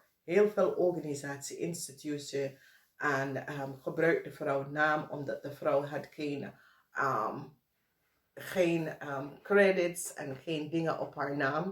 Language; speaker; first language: Dutch; non-native, fluent; English